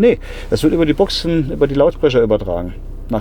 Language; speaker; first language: German; native; German